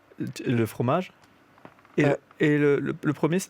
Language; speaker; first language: French; native; French